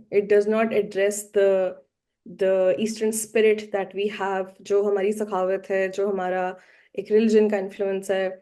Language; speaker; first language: Urdu; native; Urdu